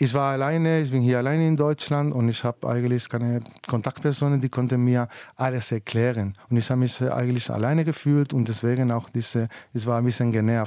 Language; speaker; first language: German; non-native, fluent; Spanish